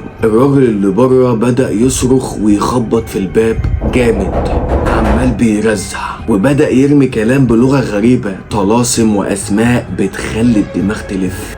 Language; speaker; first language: Arabic; native; Arabic